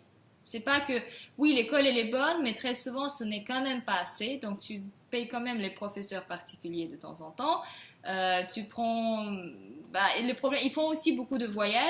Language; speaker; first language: French; non-native, fluent; Russian